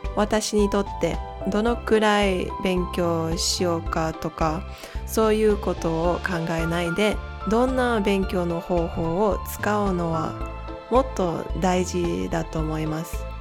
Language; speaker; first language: Japanese; non-native, learner; English